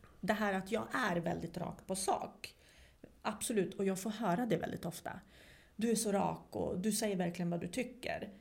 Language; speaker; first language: Swedish; non-native, fluent; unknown